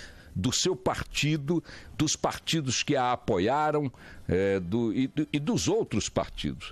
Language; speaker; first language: Portuguese; native; Portuguese